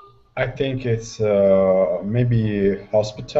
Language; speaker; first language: English; non-native, learner; Italian